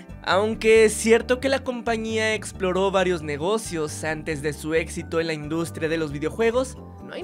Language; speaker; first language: Spanish; native; Spanish